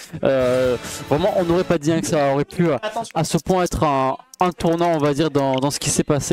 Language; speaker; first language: French; native; French